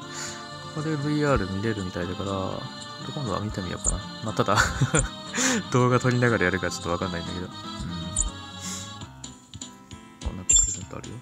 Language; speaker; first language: Japanese; native; Japanese